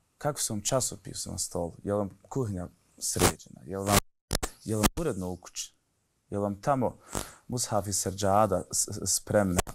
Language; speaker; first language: Bosnian; native; Bosnian